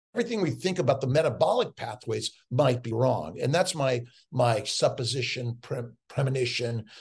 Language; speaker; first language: English; native; English